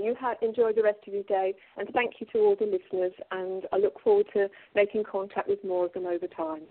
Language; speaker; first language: English; native; English